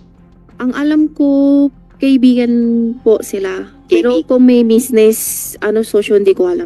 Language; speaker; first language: Filipino; non-native, learner; Chinese